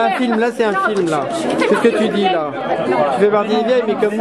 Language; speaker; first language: French; native; French